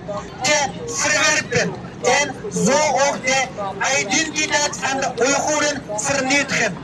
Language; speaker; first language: Dutch; non-native, learner; Uyghur